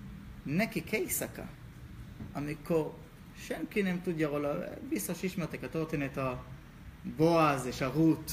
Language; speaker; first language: Hungarian; non-native, learner; Hebrew